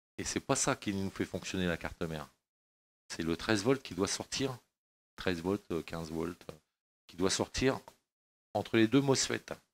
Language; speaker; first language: French; native; French